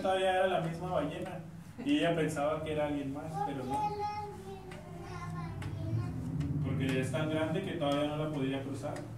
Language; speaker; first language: Spanish; native; Spanish